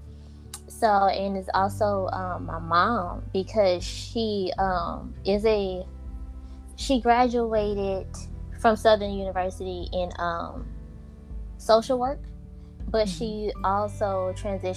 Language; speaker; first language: English; native; English